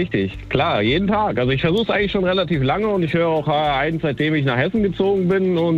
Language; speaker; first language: German; native; German